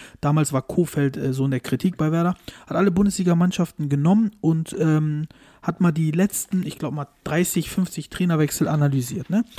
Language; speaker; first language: German; early bilingual, other home language; Turkish